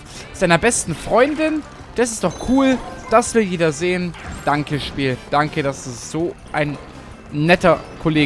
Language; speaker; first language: German; native; German